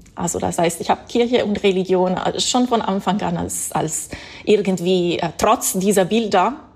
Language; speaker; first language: German; non-native, fluent; Italian